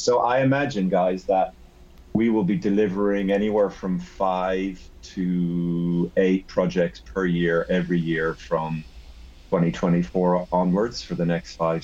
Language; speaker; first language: English; native; English